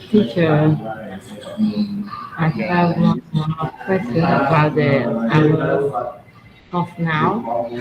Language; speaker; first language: English; non-native, learner; Khmer